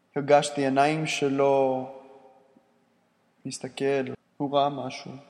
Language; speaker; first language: Hebrew; non-native, learner; English